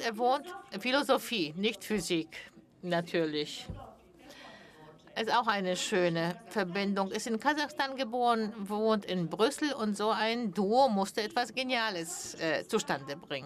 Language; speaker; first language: German; non-native, fluent; Polish